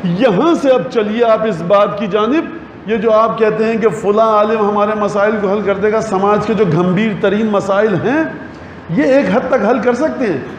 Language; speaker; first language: Urdu; native; Urdu